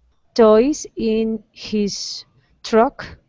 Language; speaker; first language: English; non-native, learner; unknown